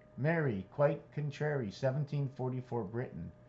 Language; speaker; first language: English; native; English